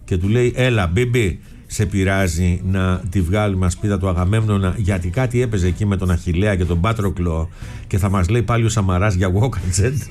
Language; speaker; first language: Greek; native; Greek